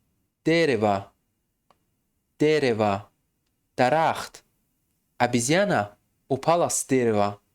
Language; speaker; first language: Russian; non-native, fluent; Tajik